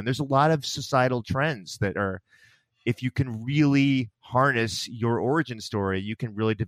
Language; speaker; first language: English; native; English